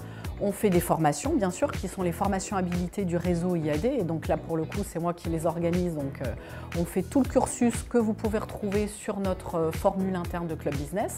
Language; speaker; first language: French; native; French